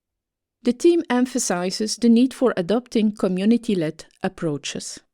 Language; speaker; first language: English; non-native, fluent; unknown